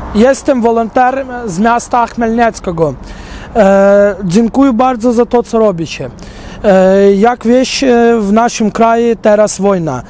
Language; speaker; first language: Polish; non-native, learner; Ukrainian